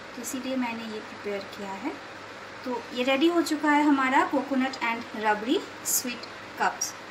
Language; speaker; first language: Hindi; non-native, local second language; Bangla